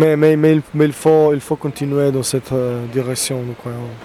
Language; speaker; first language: French; non-native, fluent; Slovenian